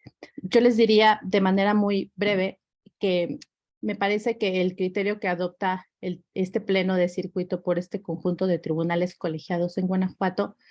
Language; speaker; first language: Spanish; native; Spanish